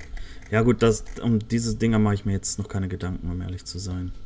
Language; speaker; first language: German; native; German